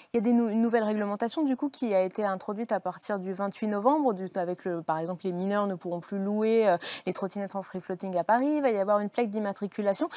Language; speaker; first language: French; native; French